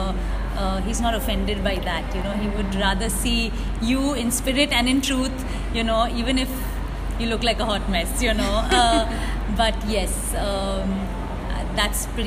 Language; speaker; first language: English; non-native, local second language; Bangla